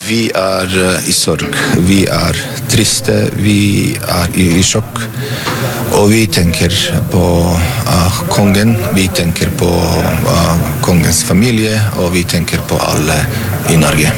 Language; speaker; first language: Norwegian; non-native, fluent; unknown